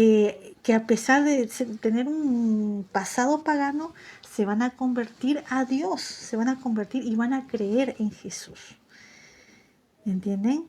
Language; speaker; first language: Spanish; native; Spanish